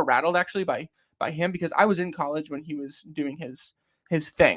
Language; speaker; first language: English; native; English